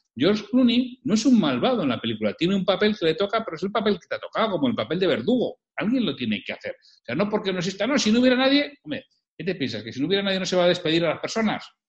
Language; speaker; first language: Spanish; native; Spanish